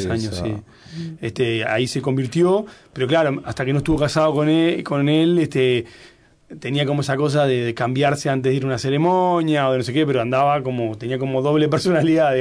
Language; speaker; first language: Spanish; native; Spanish